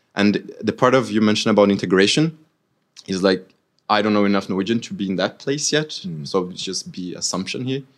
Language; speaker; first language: English; non-native, fluent; Arabic